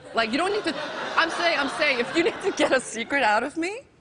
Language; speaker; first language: English; early bilingual, other home language; Korean